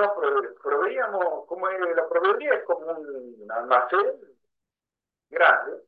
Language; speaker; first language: Spanish; native; Spanish